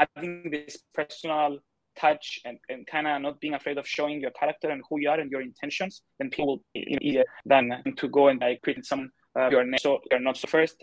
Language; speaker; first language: English; non-native, fluent; Greek